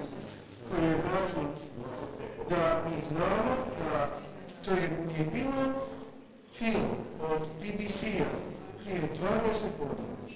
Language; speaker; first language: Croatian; non-native, learner; English